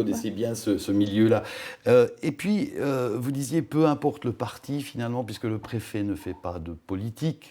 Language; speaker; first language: French; native; French